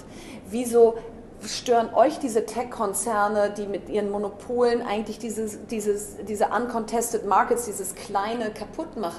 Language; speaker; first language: German; native; German